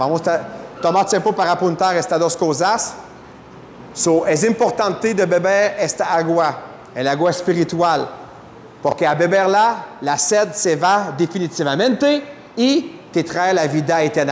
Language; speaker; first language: Spanish; non-native, fluent; French